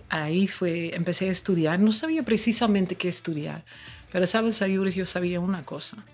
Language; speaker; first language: Spanish; non-native, fluent; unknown